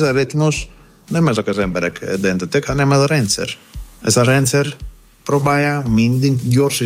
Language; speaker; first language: Hungarian; non-native, learner; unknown